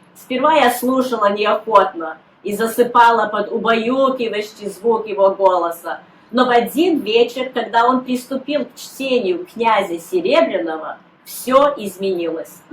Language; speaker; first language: Russian; early bilingual, heritage; Russian